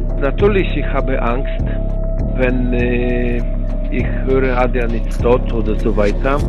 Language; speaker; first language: German; non-native, learner; Polish